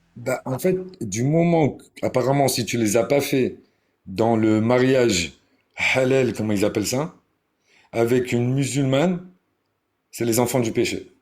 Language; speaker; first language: French; early bilingual, other home language; Arabic